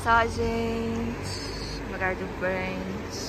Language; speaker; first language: Portuguese; native; Portuguese